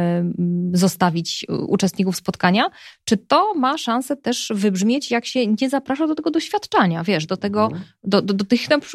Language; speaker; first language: Polish; native; Polish